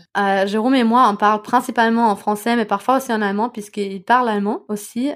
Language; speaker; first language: French; non-native, fluent; German